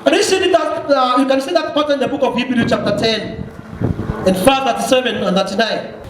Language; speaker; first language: English; non-native, local second language; Swahili